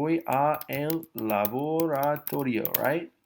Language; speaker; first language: Spanish; non-native, fluent; English